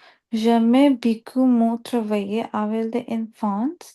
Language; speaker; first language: French; non-native, learner; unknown